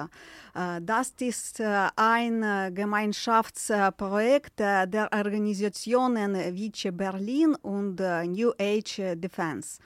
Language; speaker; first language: German; non-native, fluent; Ukrainian